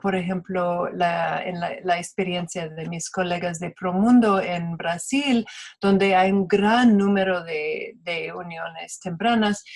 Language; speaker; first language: Spanish; non-native, fluent; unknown